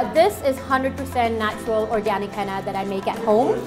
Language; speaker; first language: English; non-native, local second language; Urdu